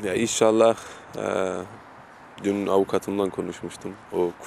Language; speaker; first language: Turkish; early bilingual, heritage; German